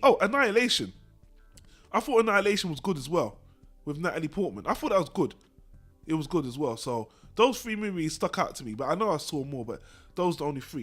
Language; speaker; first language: English; native; English